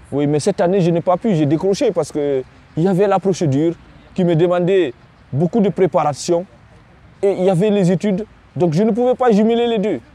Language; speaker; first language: French; non-native, local second language; Fula